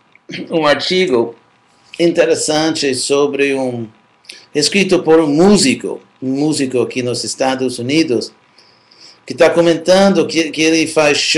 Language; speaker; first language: Portuguese; non-native, fluent; English